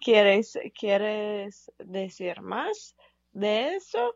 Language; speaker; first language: Spanish; non-native, learner; English